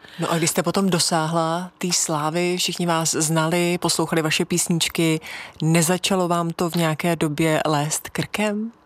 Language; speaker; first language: Czech; native; Czech